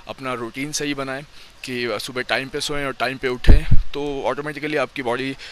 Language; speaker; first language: Hindi; native; Hindi